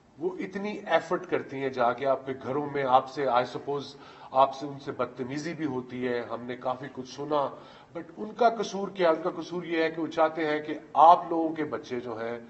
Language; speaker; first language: Urdu; native; Urdu